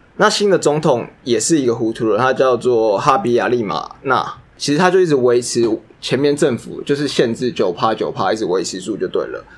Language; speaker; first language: Chinese; native; Chinese